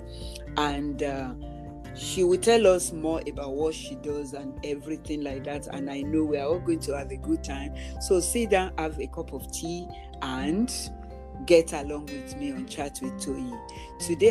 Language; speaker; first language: English; non-native, local second language; Yoruba